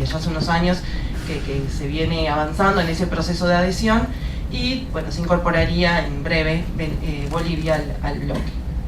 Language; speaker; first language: Spanish; native; Spanish